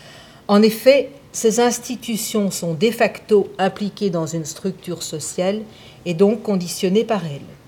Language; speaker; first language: French; native; French